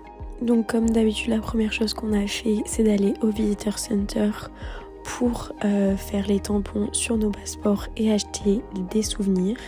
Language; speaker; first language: French; native; French